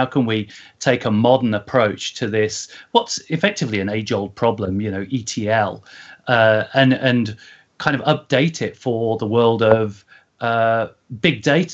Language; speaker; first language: English; native; English